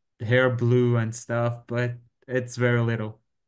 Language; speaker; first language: English; non-native, fluent; Armenian